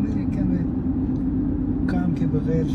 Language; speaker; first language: Hindi; non-native, learner; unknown